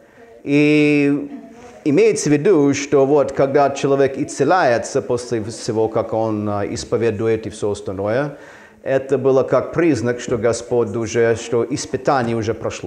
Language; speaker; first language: Russian; non-native, fluent; English